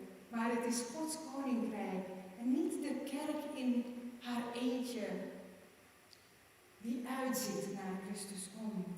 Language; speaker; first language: Dutch; non-native, fluent; German